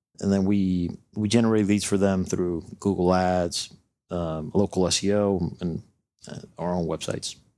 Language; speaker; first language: English; non-native, local second language; Spanish